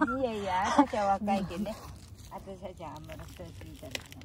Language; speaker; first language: Japanese; native; Japanese